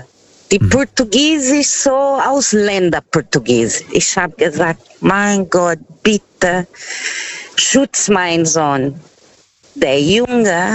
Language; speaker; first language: German; non-native, fluent; Portuguese